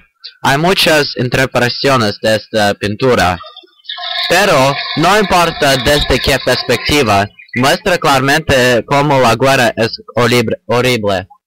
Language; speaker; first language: Spanish; non-native, learner; English